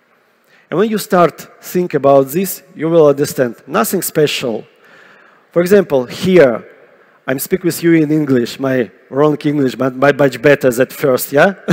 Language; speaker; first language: English; non-native, fluent; Russian